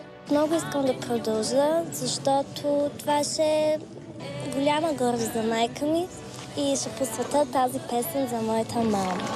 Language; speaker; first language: Bulgarian; early bilingual, heritage; Bulgarian